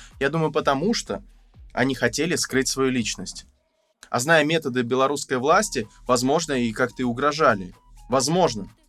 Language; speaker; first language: Russian; native; Russian